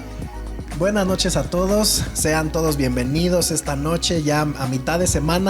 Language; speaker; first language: Spanish; native; Spanish